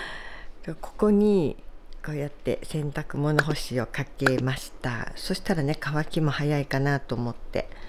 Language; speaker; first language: Japanese; native; Japanese